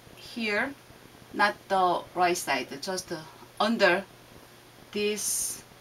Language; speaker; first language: English; non-native, learner; Korean